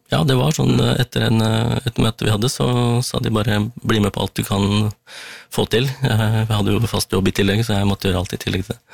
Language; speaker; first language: Norwegian; early bilingual, other home language; Tamil